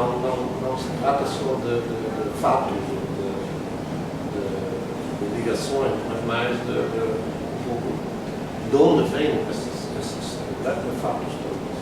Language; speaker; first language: Portuguese; non-native, fluent; Dutch